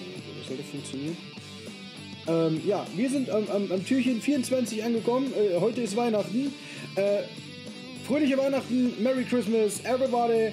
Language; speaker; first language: German; native; German